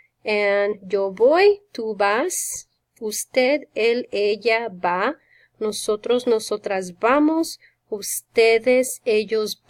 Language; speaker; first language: Spanish; non-native, fluent; English